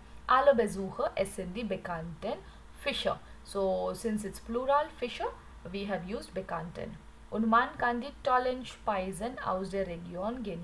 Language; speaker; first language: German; non-native, learner; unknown